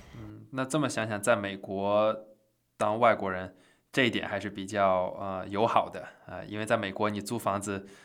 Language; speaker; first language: Chinese; native; Chinese